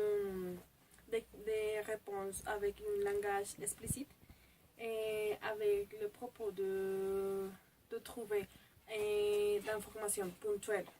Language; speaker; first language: French; non-native, fluent; Spanish